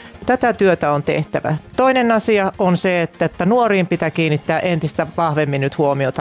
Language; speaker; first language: Finnish; native; Finnish